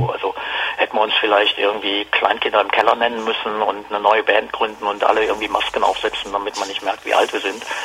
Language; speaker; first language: German; native; German